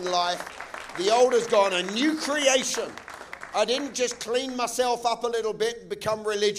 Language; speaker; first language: English; native; English